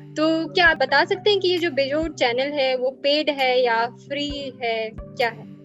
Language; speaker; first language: Hindi; native; Hindi